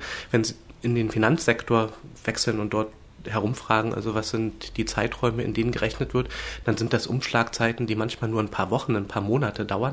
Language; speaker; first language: German; native; German